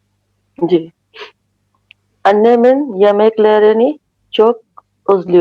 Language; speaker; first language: Turkish; non-native, learner; Urdu